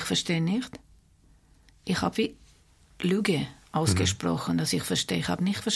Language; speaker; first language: German; non-native, fluent; Armenian